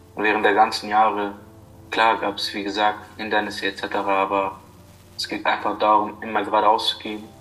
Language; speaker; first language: German; non-native, fluent; Arabic